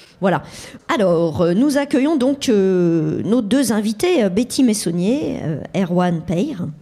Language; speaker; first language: French; native; French